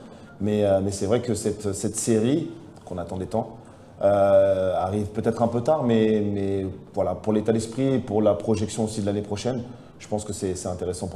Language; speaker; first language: French; native; French